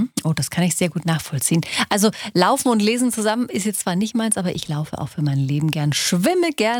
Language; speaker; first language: German; native; German